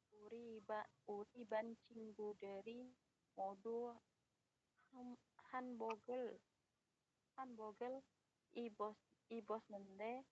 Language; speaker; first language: Korean; non-native, learner; Indonesian